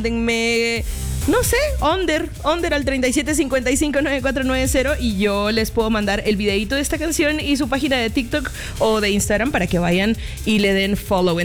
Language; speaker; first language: Spanish; native; Spanish